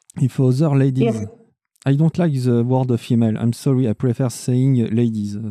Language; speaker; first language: English; non-native, learner; French